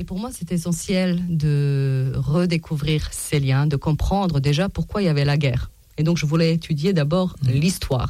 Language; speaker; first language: French; non-native, fluent; Serbian